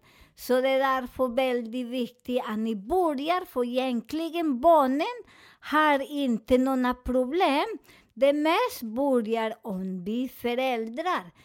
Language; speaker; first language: Swedish; non-native, learner; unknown